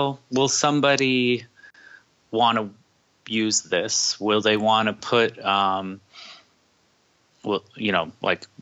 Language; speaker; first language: English; native; English